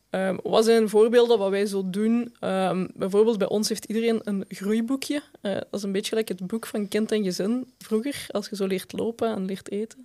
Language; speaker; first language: Dutch; native; Dutch